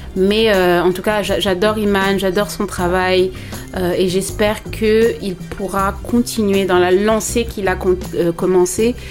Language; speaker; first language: French; non-native, local second language; Lingala